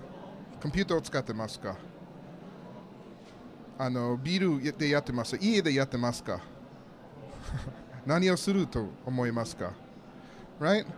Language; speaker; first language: Japanese; non-native, learner; English